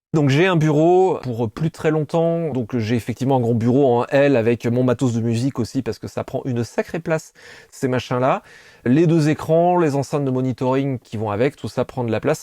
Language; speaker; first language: French; native; French